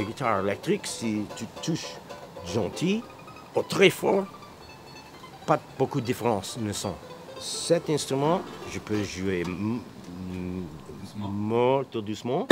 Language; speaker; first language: French; non-native, learner; English